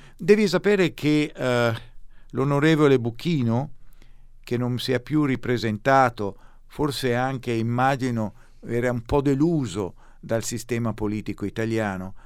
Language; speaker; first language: Italian; native; Italian